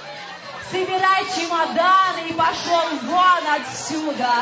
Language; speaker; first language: Russian; native; Russian